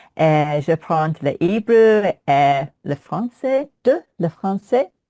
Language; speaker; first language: French; non-native, learner; English